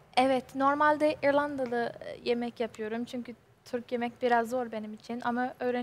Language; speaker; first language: Turkish; non-native, learner; English